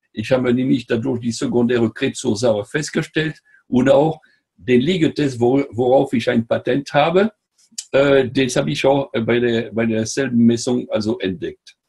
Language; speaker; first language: German; non-native, fluent; French